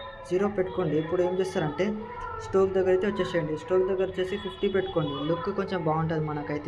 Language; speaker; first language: Telugu; native; Telugu